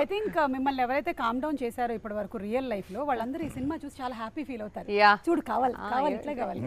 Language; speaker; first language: Telugu; native; Telugu